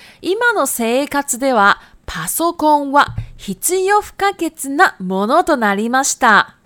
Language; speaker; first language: Japanese; non-native, fluent; Chinese